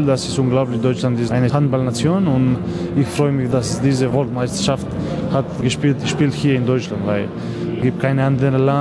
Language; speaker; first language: German; non-native, learner; Macedonian